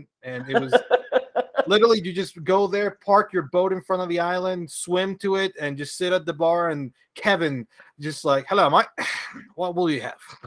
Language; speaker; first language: English; early bilingual, other home language; Spanish